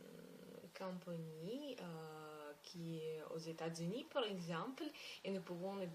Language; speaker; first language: French; non-native, learner; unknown